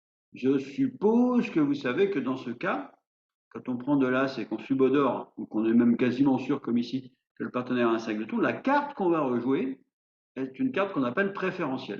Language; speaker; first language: French; native; French